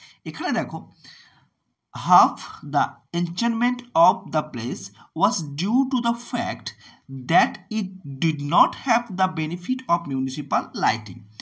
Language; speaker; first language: English; non-native, local second language; Bangla